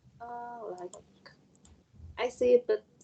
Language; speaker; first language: English; non-native, learner; Vietnamese